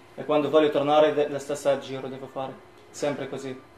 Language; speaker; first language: Italian; non-native, learner; Arabic